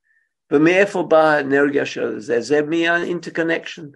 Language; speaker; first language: Hebrew; non-native, fluent; English